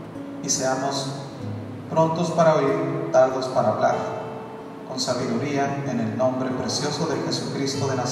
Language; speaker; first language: Spanish; native; Spanish